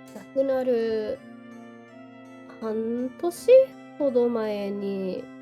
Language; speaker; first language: Japanese; non-native, learner; English